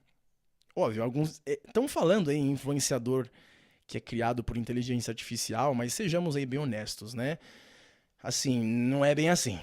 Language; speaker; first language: Portuguese; native; Portuguese